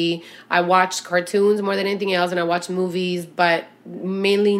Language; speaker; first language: English; early bilingual, other home language; Albanian